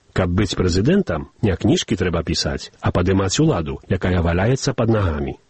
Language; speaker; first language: Belarusian; early bilingual, heritage; Belarusian